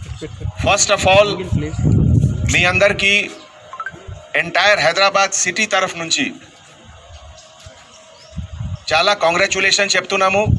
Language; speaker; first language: Telugu; non-native, fluent; Hindi